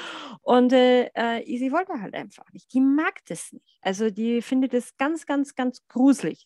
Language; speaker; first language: German; native; German